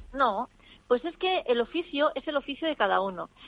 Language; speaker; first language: Spanish; native; Spanish